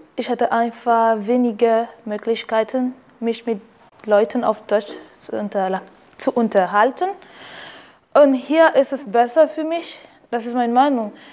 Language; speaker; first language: German; non-native, learner; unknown